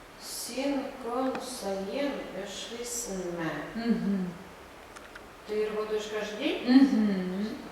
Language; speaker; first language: Russian; native; Russian